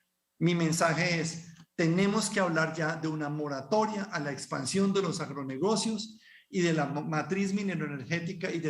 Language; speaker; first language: Spanish; native; Spanish